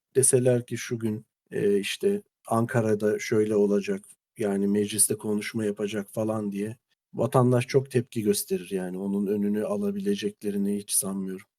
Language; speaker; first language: Turkish; native; Turkish